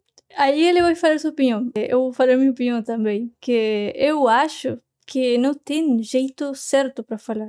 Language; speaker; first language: Portuguese; non-native, fluent; Spanish